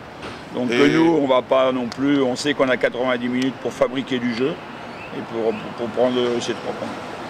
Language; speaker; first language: French; native; French